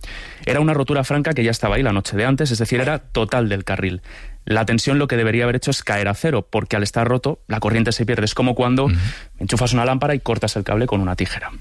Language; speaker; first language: Spanish; native; Spanish